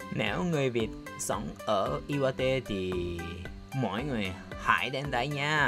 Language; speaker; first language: Vietnamese; non-native, learner; Japanese